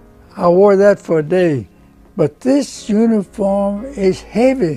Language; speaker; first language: English; non-native, local second language; Spanish